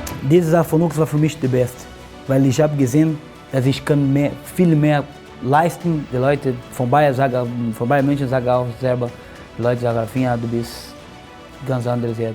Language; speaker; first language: German; non-native, learner; Portuguese